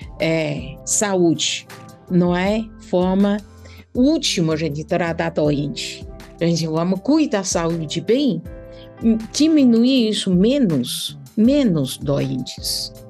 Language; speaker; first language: Portuguese; non-native, learner; Chinese